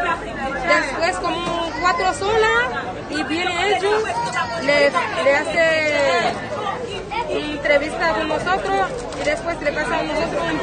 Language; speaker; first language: Spanish; non-native, learner; Haitian Creole